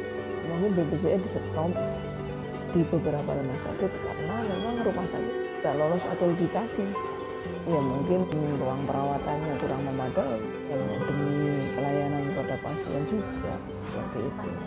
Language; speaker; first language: Indonesian; non-native, local second language; Javanese